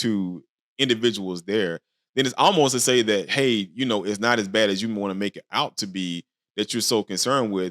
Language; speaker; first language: English; native; English